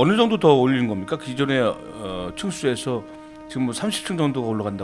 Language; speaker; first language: Korean; native; Korean